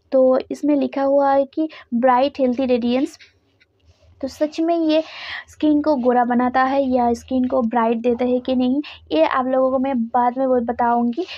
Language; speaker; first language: Hindi; non-native, local second language; Bangla